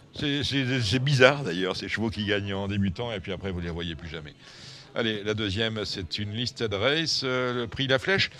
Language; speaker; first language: French; native; French